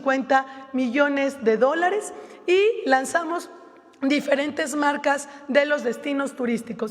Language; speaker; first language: Spanish; native; Spanish